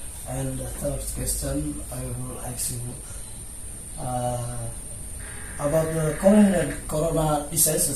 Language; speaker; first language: English; non-native, learner; Indonesian